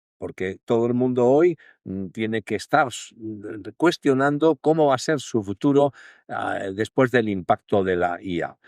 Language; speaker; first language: Spanish; native; Spanish